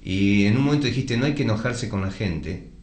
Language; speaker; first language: Spanish; native; Spanish